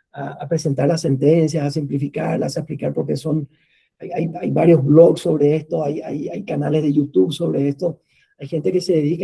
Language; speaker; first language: Spanish; native; Spanish